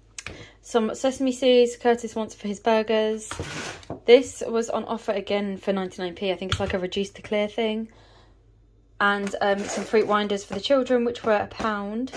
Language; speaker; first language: English; native; English